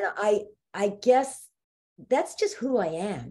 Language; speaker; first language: English; native; English